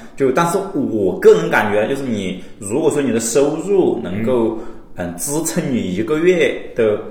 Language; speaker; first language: Chinese; native; Chinese